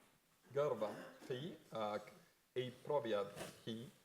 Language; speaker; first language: Welsh; non-native, fluent; Spanish